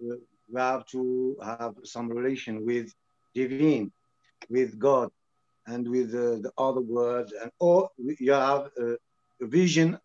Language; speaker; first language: English; non-native, learner; French